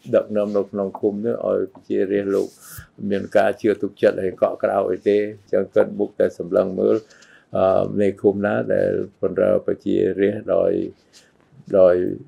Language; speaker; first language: Khmer; native; Khmer